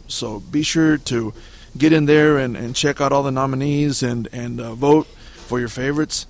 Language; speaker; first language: English; early bilingual, other home language; Spanish